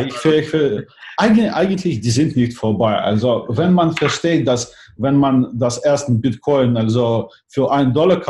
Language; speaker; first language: German; non-native, fluent; Russian